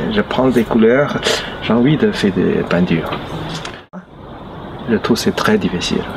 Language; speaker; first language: French; non-native, learner; Chinese